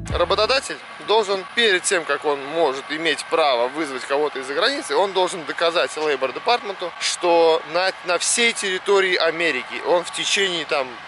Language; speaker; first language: Russian; native; Russian